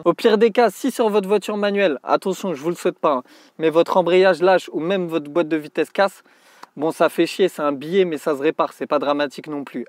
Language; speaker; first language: French; native; French